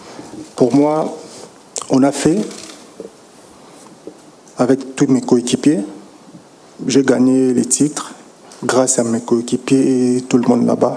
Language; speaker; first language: French; non-native, local second language; Lingala